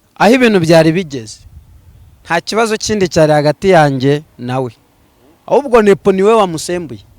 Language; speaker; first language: Kinyarwanda; native; Kinyarwanda